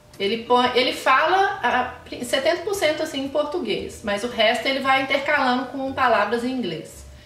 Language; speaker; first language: Portuguese; native; Portuguese